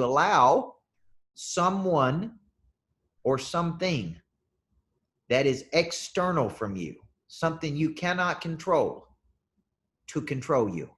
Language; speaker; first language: English; native; English